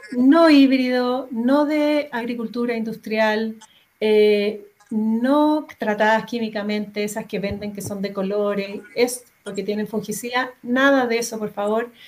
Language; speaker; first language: Spanish; native; Spanish